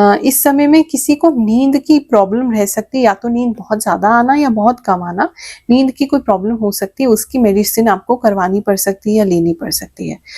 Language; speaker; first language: Hindi; native; Hindi